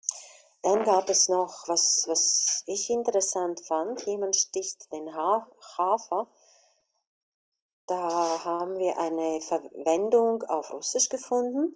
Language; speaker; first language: German; non-native, fluent; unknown